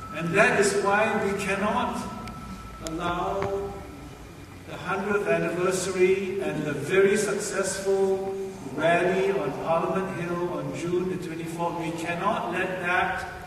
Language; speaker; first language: English; early bilingual, other home language; Chinese